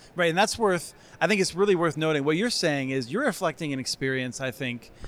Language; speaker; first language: English; native; English